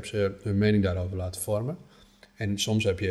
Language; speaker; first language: Dutch; native; Dutch